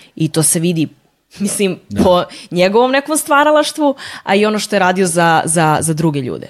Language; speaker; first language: Serbian; early bilingual, heritage; Serbian